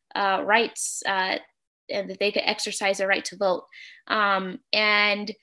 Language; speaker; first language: English; native; English